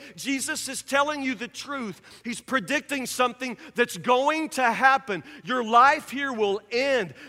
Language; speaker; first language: English; native; English